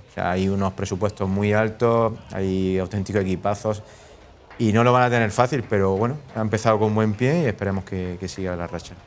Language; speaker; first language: Spanish; native; Spanish